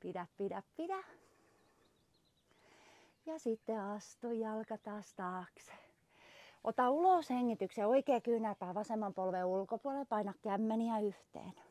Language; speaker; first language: Finnish; native; Finnish